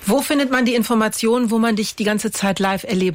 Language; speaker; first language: German; native; German